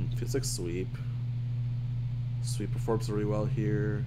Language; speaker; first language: English; native; English